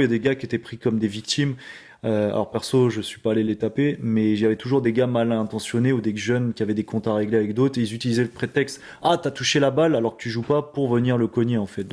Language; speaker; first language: French; native; French